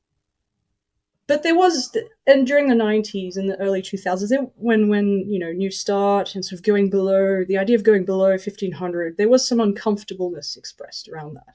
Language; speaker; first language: English; native; English